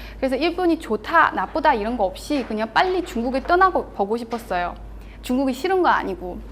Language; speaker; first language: Korean; non-native, fluent; Chinese